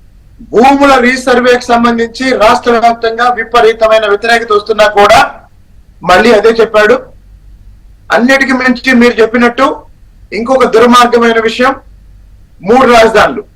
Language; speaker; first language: Telugu; native; Telugu